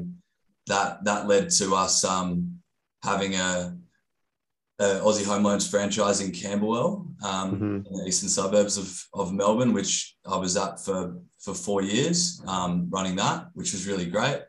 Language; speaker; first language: English; native; English